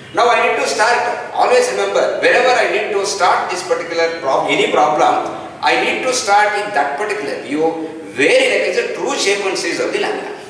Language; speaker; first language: English; non-native, local second language; Kannada